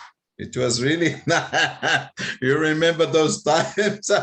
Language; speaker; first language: English; non-native, fluent; Portuguese